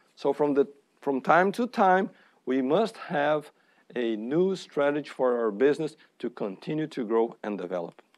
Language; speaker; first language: English; non-native, fluent; Portuguese